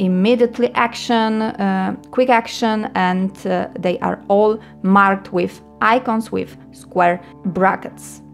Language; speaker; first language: English; non-native, fluent; Polish